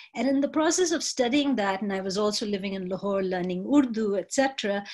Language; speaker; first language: English; non-native, local second language; Bangla